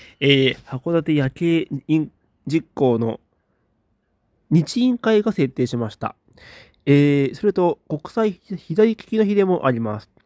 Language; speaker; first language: Japanese; native; Japanese